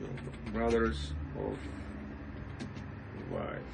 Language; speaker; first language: English; non-native, fluent; Russian